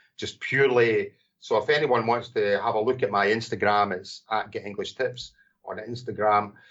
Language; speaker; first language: English; native; English